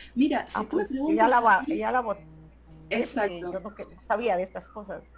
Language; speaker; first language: Spanish; native; Spanish